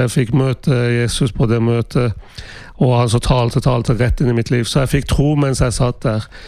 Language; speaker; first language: Norwegian; early bilingual, other home language; Persian